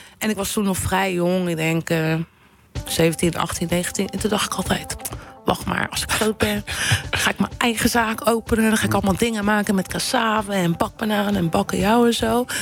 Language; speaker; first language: Dutch; early bilingual, other home language; Kabuverdianu